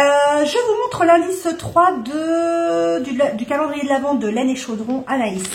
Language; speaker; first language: French; native; French